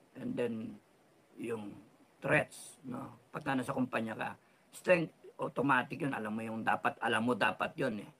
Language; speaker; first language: Filipino; non-native, local second language; Cebuano